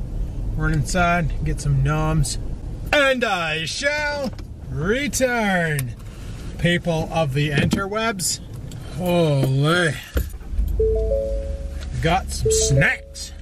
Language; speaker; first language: English; native; English